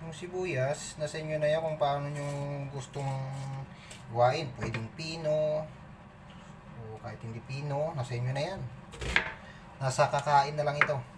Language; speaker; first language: Filipino; non-native, local second language; Iloko